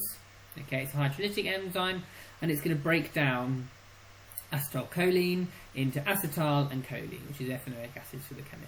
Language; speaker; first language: English; native; English